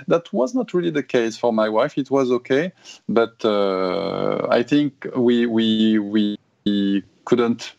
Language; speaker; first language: English; non-native, fluent; French